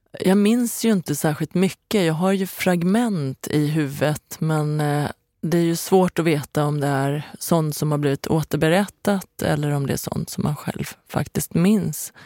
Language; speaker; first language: Swedish; early bilingual, other home language; Persian